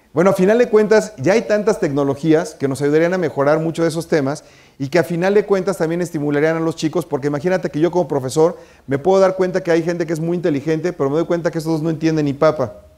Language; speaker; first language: Spanish; native; Spanish